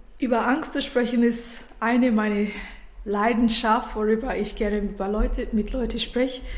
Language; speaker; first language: German; non-native, fluent; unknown